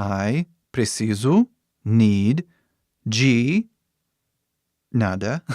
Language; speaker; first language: Portuguese; non-native, fluent; English